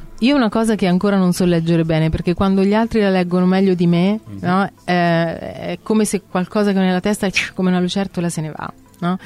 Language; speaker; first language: Italian; native; Italian